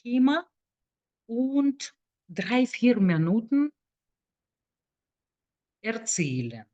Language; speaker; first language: German; non-native, fluent; Lithuanian